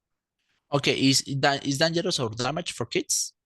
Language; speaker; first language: English; non-native, fluent; Spanish